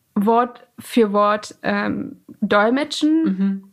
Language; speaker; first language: German; early bilingual, other home language; Persian